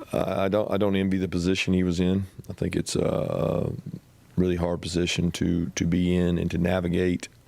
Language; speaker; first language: English; native; English